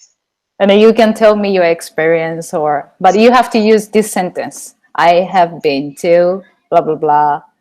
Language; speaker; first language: English; non-native, fluent; Japanese